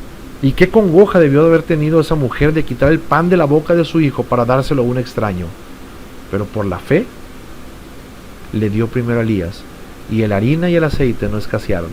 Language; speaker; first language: Spanish; native; Spanish